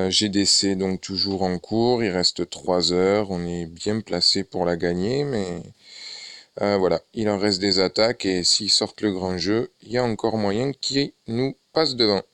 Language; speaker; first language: French; native; French